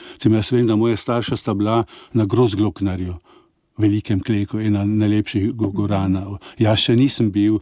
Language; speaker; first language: Slovenian; native; Slovenian